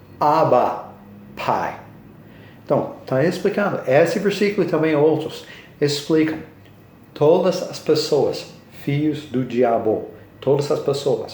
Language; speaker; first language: Portuguese; non-native, learner; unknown